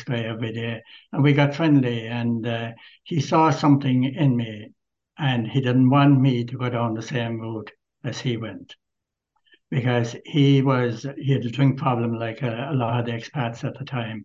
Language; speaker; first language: English; native; English